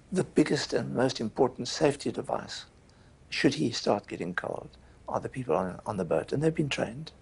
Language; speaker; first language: English; native; English